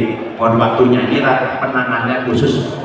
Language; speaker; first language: Indonesian; native; Indonesian